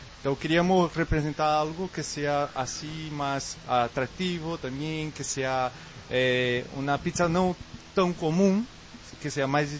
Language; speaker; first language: Spanish; non-native, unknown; Portuguese